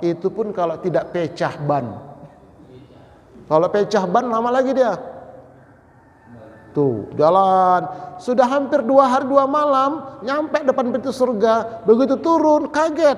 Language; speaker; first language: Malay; non-native, local second language; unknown